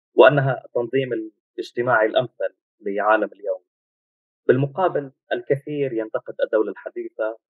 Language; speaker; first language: Arabic; native; Arabic